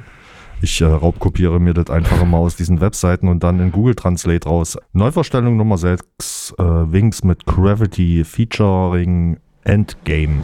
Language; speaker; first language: German; native; German